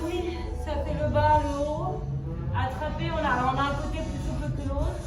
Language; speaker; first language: French; native; French